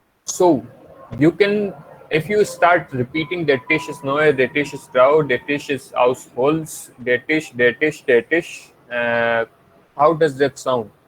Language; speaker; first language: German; non-native, fluent; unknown